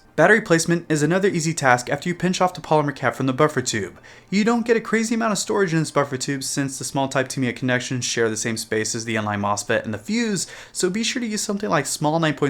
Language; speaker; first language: English; native; English